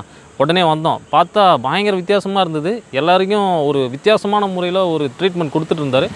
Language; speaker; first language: Tamil; native; Tamil